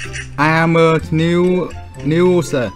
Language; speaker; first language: English; non-native, learner; Vietnamese